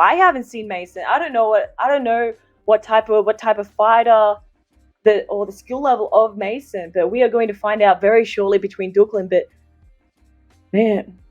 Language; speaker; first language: English; native; English